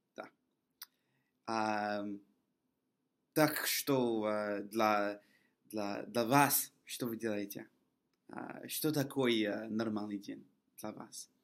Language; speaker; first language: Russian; non-native, learner; English